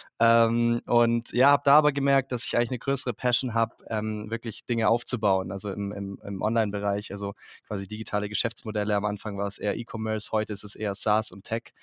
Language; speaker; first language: German; native; German